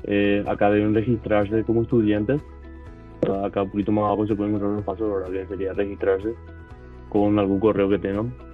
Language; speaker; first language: Spanish; native; Spanish